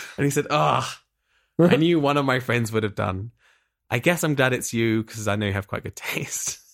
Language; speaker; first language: English; native; English